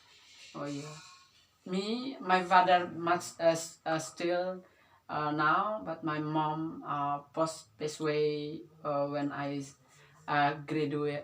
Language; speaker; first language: English; non-native, learner; Indonesian